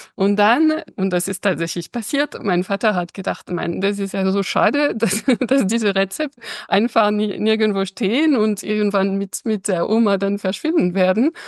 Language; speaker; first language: German; non-native, fluent; French